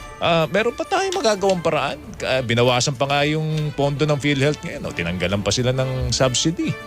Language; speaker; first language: Filipino; native; Filipino